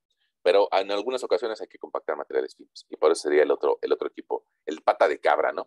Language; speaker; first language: Spanish; native; Spanish